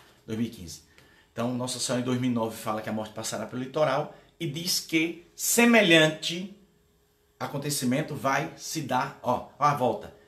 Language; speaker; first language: Portuguese; native; Portuguese